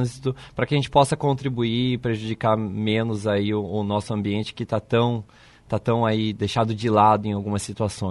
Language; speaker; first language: Portuguese; native; Portuguese